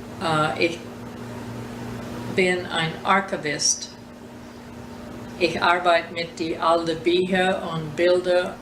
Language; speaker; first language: German; early bilingual, heritage; German